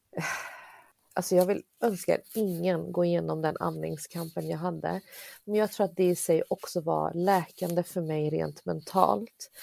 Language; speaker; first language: Swedish; early bilingual, other home language; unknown